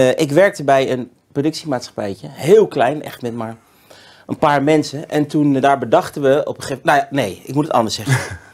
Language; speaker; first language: Dutch; native; Dutch